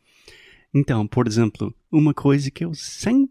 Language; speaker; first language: Portuguese; non-native, fluent; English